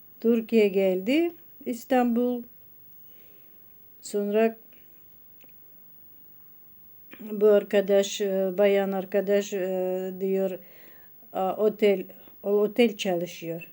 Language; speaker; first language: Turkish; non-native, learner; Russian